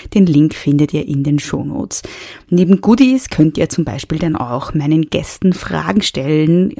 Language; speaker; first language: German; native; German